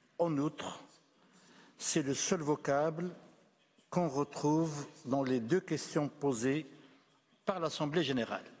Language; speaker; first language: French; non-native, local second language; Arabic